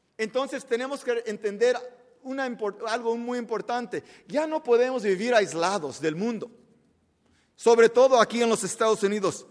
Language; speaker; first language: Spanish; early bilingual, heritage; Spanish